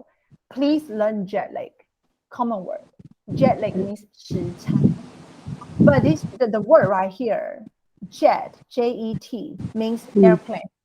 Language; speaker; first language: English; non-native, fluent; Chinese